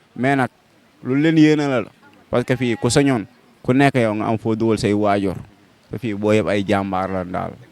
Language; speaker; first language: Wolof; native; Wolof